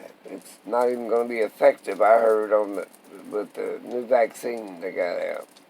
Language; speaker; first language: English; native; English